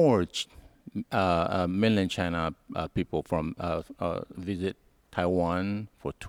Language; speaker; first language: English; non-native, learner; Hakka Chinese